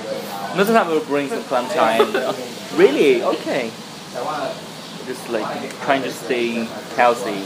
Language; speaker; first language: English; non-native, fluent; Chinese